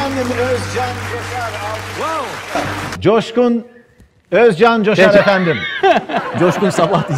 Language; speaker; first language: Turkish; native; Turkish